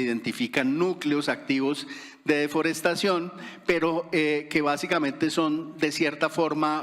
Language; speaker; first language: Spanish; native; Spanish